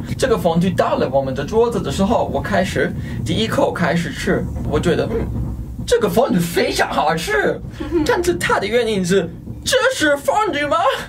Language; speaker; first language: Chinese; non-native, fluent; German